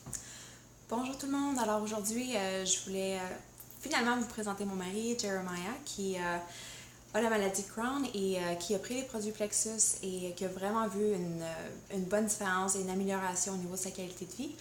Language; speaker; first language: French; native; French